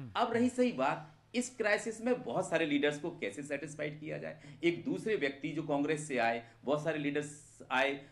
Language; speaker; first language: Hindi; native; Hindi